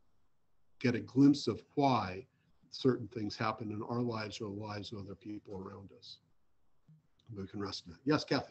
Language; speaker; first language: English; native; English